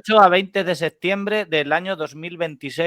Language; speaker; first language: Spanish; native; Spanish